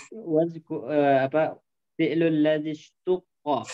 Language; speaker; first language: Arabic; non-native, fluent; Indonesian